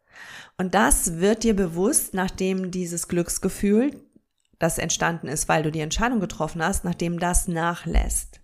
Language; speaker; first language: German; native; German